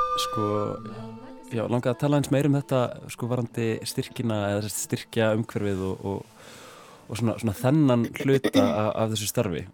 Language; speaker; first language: Icelandic; native; Icelandic